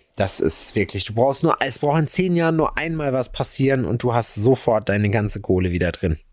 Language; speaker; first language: German; native; German